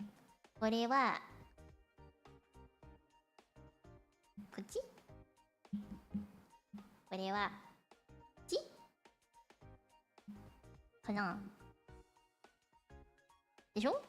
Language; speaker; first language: Japanese; non-native, learner; Cantonese